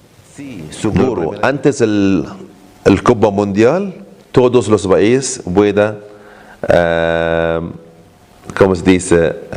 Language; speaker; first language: Spanish; non-native, learner; Arabic